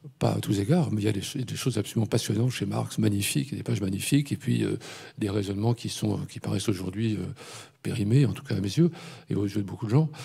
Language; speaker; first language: French; native; French